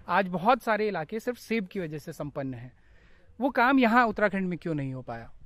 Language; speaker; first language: Hindi; native; Hindi